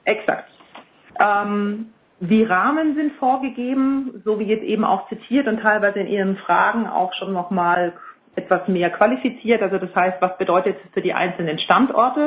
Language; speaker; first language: German; native; German